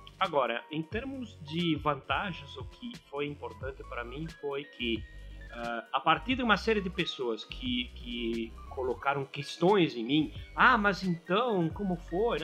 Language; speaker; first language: Portuguese; non-native, fluent; Spanish